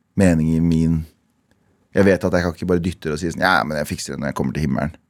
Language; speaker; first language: Norwegian; early bilingual, other home language; Kurdish